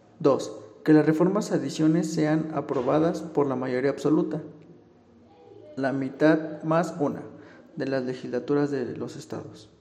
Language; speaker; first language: Spanish; native; Spanish